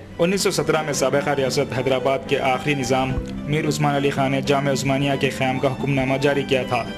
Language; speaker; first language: Urdu; native; Urdu